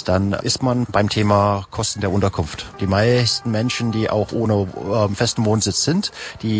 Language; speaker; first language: German; native; German